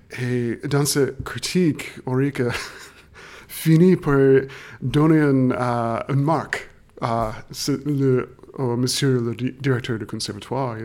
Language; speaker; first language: French; non-native, fluent; English